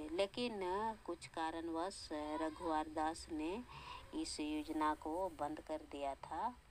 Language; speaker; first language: Hindi; non-native, local second language; Santali